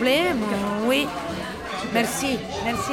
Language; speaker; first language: French; non-native, learner; Romanian